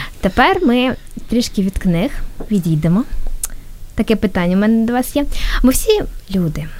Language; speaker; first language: Ukrainian; native; Ukrainian